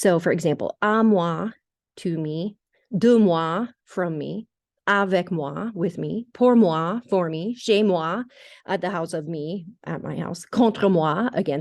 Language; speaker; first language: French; non-native, fluent; English